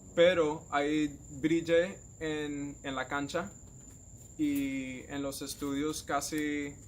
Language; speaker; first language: Spanish; native; Spanish